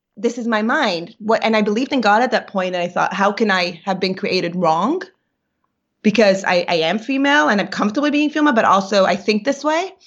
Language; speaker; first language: English; native; English